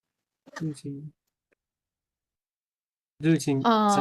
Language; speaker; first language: Chinese; non-native, learner; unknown